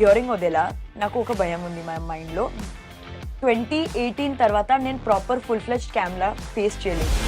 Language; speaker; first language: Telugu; non-native, fluent; Hindi